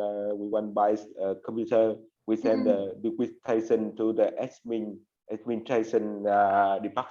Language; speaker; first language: English; non-native, learner; Vietnamese